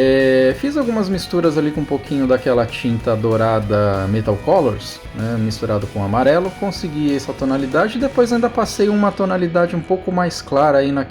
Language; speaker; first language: Portuguese; native; Portuguese